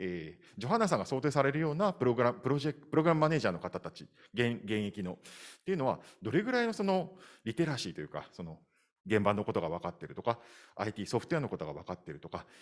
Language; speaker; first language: Japanese; native; Japanese